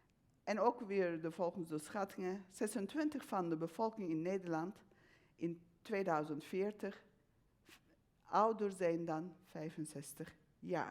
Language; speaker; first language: Dutch; non-native, fluent; Turkish